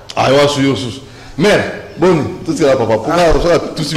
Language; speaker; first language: French; non-native, local second language; Lingala